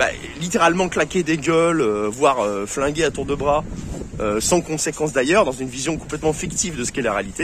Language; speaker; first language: French; native; French